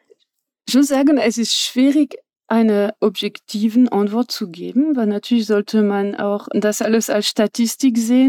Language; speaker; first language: German; non-native, fluent; French